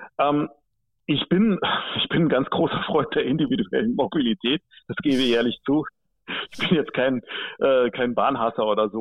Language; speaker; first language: German; native; German